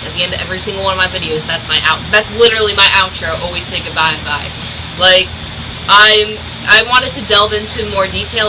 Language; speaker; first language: English; native; English